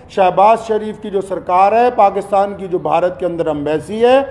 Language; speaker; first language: Hindi; native; Hindi